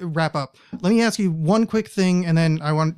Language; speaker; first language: English; native; English